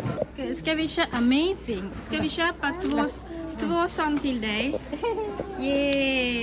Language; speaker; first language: Swedish; non-native, learner; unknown